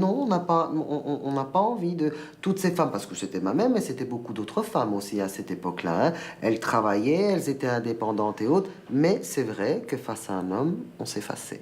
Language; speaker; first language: French; early bilingual, other home language; Spanish